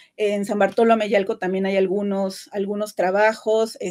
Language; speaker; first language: Spanish; native; Spanish